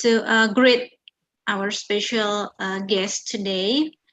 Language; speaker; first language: English; non-native, fluent; Indonesian